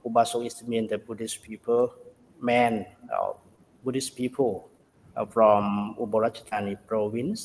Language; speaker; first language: English; non-native, learner; Thai